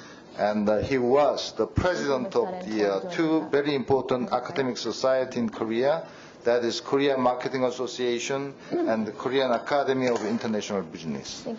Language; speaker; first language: English; non-native, fluent; Korean